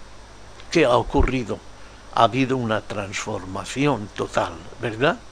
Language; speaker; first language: Spanish; native; Spanish